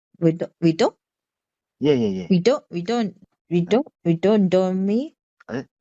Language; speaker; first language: Korean; non-native, learner; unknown